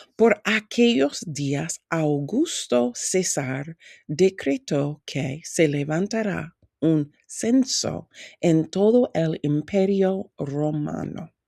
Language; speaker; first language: Spanish; non-native, fluent; English